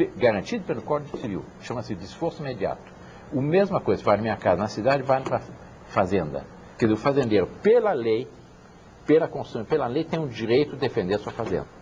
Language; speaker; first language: Portuguese; early bilingual, other home language; French